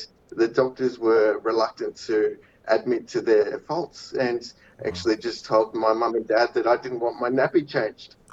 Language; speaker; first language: English; native; English